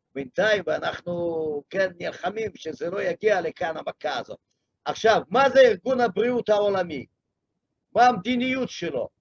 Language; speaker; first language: Hebrew; non-native, fluent; Russian